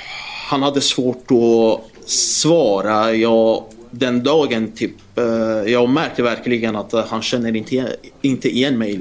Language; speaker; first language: Swedish; non-native, fluent; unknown